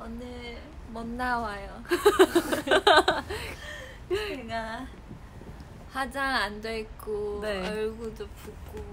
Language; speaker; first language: Korean; non-native, fluent; Chinese